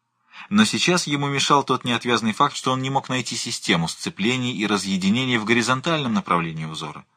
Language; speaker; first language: Russian; native; Russian